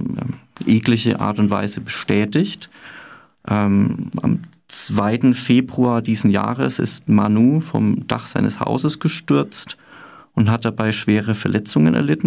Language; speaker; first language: German; native; German